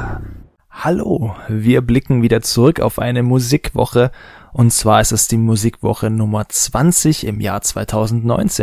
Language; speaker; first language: German; native; German